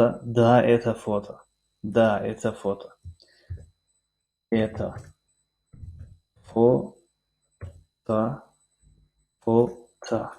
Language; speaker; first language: Russian; non-native, fluent; Tajik